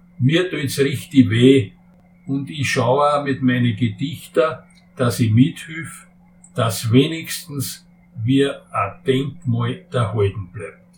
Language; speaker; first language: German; native; German